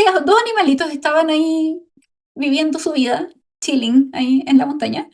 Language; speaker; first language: Spanish; native; Spanish